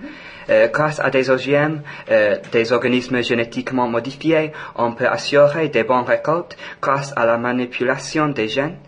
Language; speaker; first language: French; non-native, fluent; English